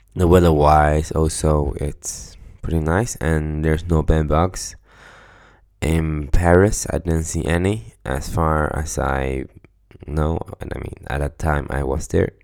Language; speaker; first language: English; non-native, fluent; Chinese